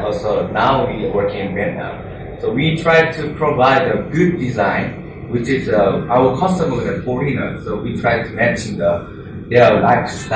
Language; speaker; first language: English; non-native, learner; Korean